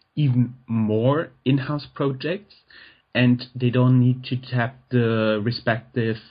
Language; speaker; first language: English; non-native, fluent; German